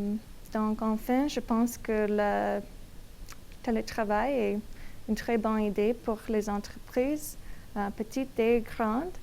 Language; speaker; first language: French; non-native, learner; English